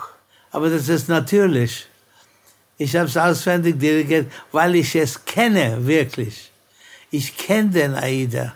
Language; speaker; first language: German; non-native, fluent; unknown